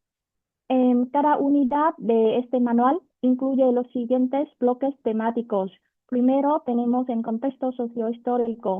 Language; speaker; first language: Spanish; non-native, fluent; Vietnamese